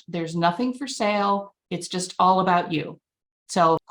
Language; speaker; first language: English; native; English